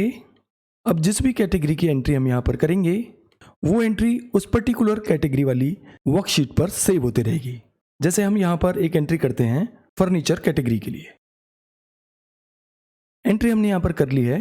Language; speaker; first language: Hindi; native; Hindi